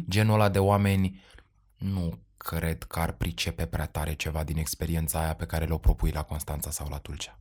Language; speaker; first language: Romanian; native; Romanian